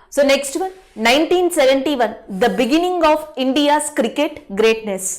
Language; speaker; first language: English; non-native, local second language; Telugu